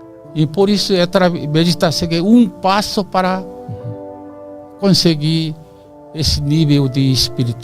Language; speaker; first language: Portuguese; non-native, learner; Korean